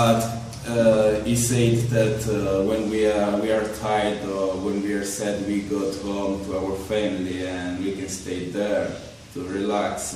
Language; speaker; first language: English; non-native, learner; Italian